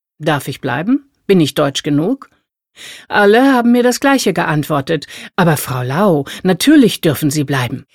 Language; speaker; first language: German; native; German